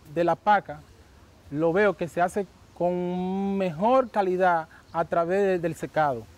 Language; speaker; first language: Spanish; native; Spanish